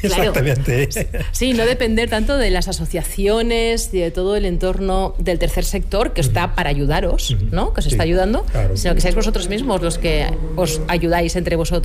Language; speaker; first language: Spanish; native; Spanish